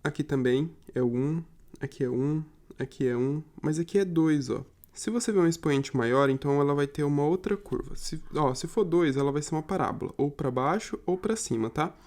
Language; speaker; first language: Portuguese; native; Portuguese